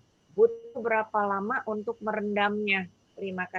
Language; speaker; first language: Indonesian; native; Indonesian